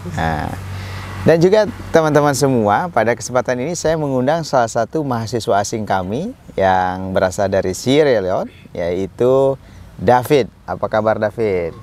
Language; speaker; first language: Indonesian; native; Indonesian